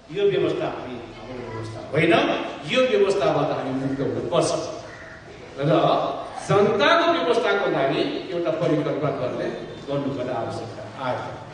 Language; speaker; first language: Nepali; non-native, local second language; Newari